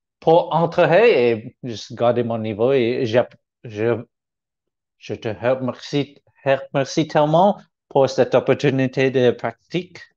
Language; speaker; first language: French; non-native, learner; Cantonese